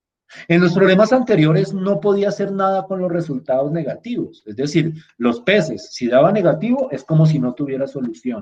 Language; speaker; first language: Spanish; native; Spanish